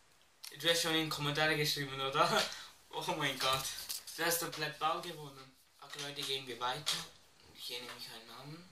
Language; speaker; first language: German; early bilingual, other home language; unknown